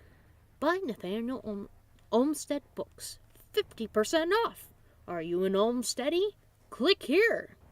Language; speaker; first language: English; native; English